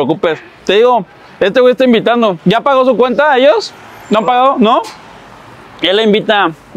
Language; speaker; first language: Spanish; native; Spanish